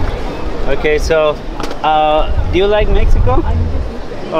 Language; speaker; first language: English; non-native, fluent; Spanish